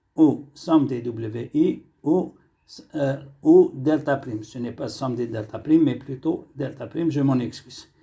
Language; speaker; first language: French; non-native, local second language; Arabic